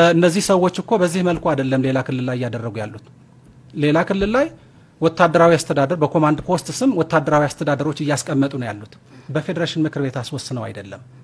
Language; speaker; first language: Amharic; non-native, local second language; Tigrinya